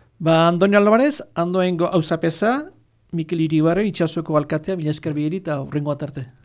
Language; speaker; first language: Basque; native; Basque